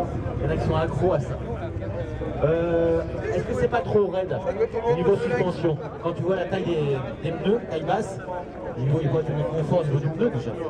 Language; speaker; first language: French; native; French